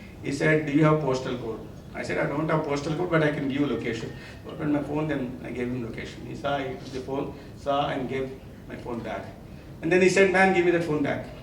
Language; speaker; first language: English; non-native, local second language; Telugu